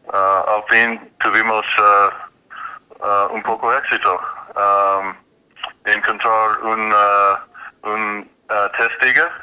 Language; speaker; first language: Spanish; non-native, fluent; English